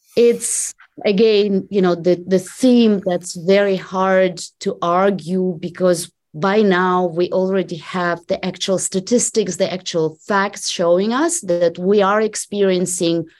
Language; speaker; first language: English; non-native, fluent; Russian